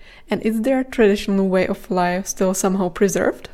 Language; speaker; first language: English; non-native, fluent; Czech